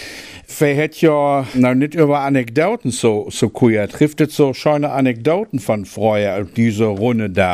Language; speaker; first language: German; native; German